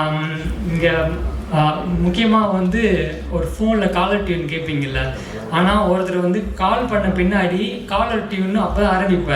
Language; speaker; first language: Tamil; native; Tamil